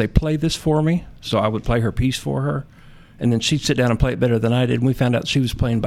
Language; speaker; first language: English; native; English